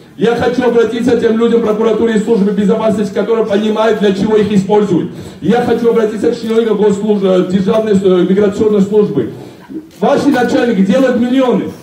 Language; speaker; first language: Russian; non-native, local second language; Georgian